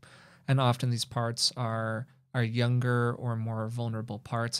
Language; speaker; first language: English; native; English